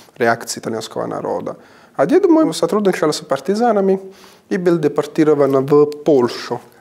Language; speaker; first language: Russian; non-native, fluent; Italian